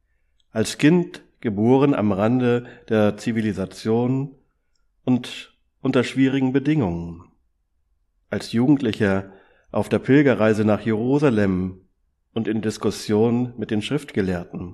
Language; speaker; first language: German; native; German